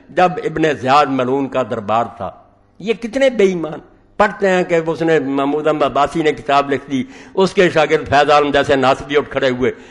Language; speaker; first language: Urdu; native; Urdu